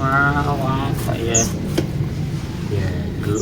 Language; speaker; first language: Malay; non-native, local second language; Javanese